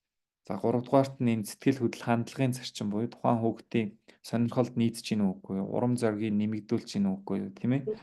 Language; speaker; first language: Mongolian; native; Mongolian